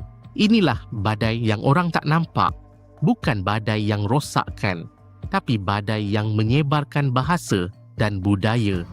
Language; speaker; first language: Malay; native; Malay